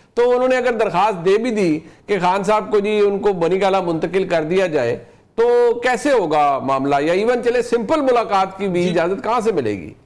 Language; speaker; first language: Urdu; non-native, local second language; Punjabi